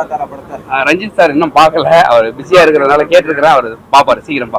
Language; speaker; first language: Tamil; native; Tamil